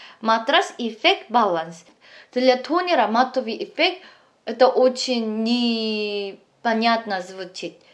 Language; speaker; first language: Russian; non-native, fluent; Korean